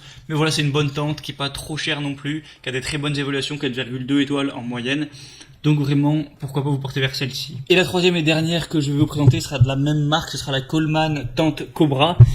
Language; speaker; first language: French; native; French